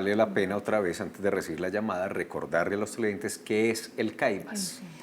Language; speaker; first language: Spanish; native; Spanish